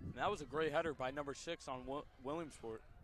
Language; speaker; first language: English; native; English